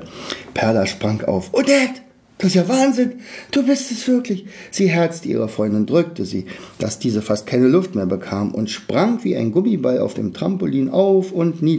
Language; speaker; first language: German; native; German